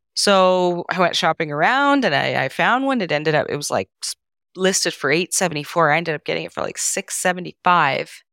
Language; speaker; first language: English; non-native, fluent; Serbian